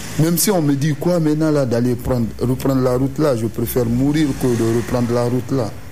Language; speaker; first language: French; non-native, local second language; Susu